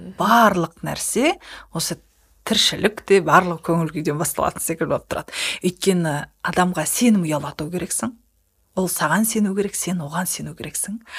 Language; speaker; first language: Kazakh; native; Kazakh